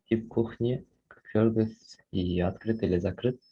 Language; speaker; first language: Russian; non-native, local second language; Kyrgyz